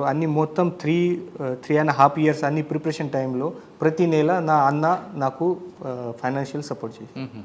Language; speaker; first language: Telugu; non-native, learner; Marathi